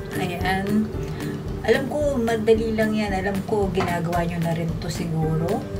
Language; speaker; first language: Filipino; non-native, local second language; Pampanga